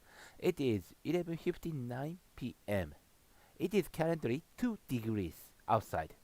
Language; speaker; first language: English; non-native, learner; Japanese